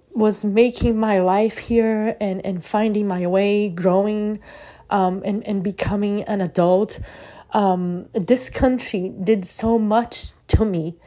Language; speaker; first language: English; non-native, fluent; Portuguese